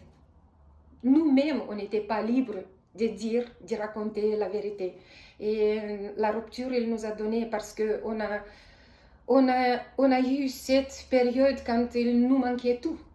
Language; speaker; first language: French; non-native, fluent; Romanian